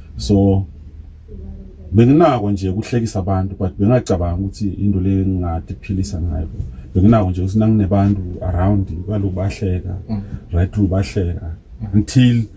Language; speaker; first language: Zulu; non-native, local second language; Swati